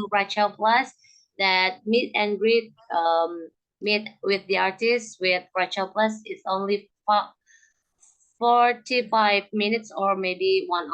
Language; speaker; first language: English; non-native, learner; Indonesian